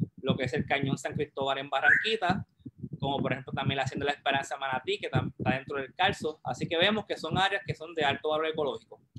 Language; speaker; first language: Spanish; native; Spanish